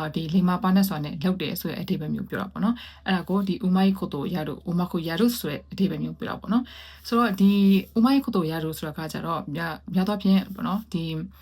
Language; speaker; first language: Burmese; native; Burmese